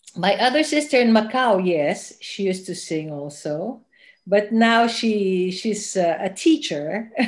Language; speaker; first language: English; non-native, local second language; Filipino